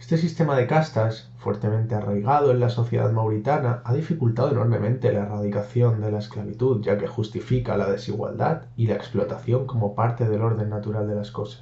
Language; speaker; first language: Spanish; native; Spanish